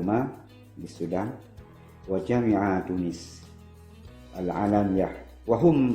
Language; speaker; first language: Arabic; non-native, fluent; Indonesian